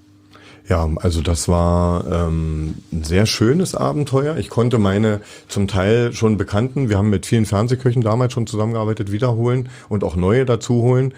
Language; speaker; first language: German; native; German